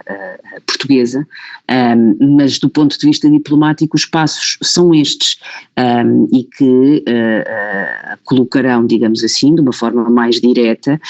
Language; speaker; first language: Portuguese; native; Portuguese